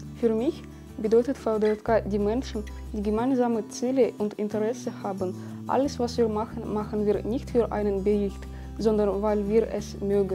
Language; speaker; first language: German; non-native, fluent; Russian